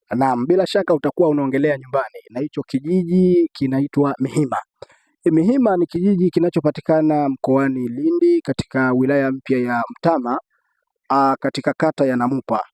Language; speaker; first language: Swahili; native; Swahili